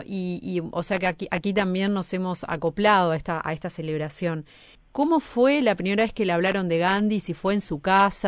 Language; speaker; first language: Spanish; native; Spanish